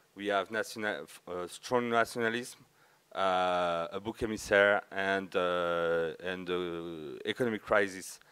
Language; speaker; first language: English; non-native, learner; French